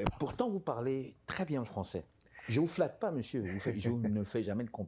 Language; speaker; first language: French; native; French